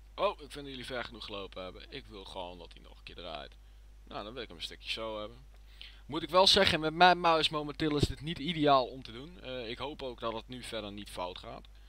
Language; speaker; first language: Dutch; native; Dutch